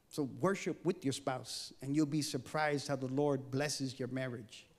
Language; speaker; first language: English; native; English